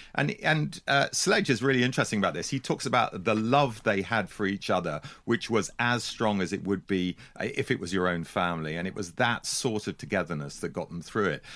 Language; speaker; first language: English; native; English